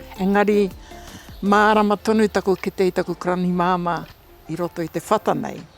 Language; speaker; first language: Māori; native; Māori